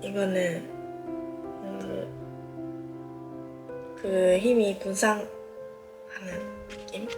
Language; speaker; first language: Korean; non-native, fluent; Japanese